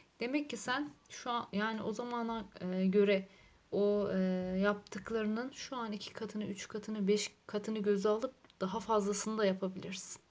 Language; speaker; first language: Turkish; native; Turkish